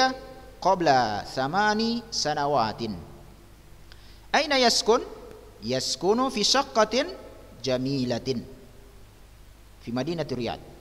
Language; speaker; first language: Arabic; non-native, fluent; Indonesian